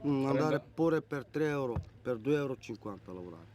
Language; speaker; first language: Italian; non-native, learner; Bulgarian